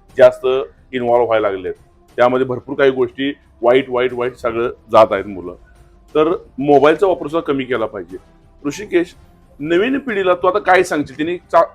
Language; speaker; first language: Marathi; native; Marathi